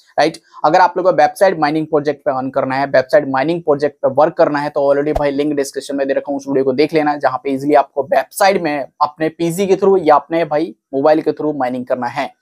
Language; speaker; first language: Hindi; native; Hindi